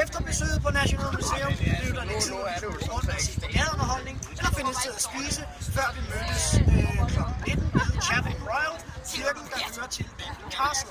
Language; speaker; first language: Danish; native; Danish